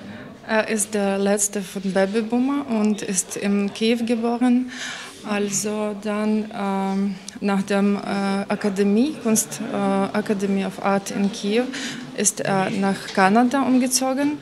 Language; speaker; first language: German; non-native, learner; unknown